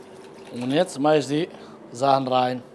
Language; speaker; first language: German; non-native, learner; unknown